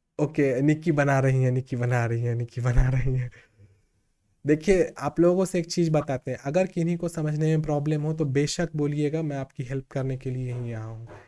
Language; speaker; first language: Hindi; native; Hindi